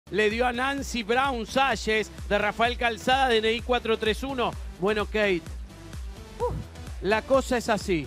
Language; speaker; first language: Spanish; native; Spanish